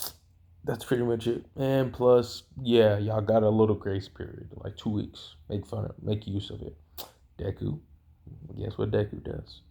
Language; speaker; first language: English; native; English